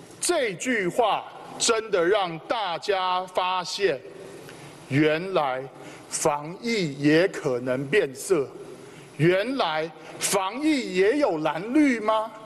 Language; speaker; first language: Chinese; native; Chinese